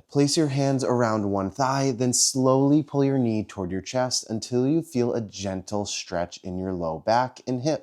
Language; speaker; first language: English; native; English